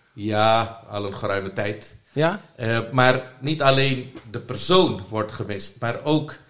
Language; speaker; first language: Dutch; non-native, local second language; Caribbean Hindustani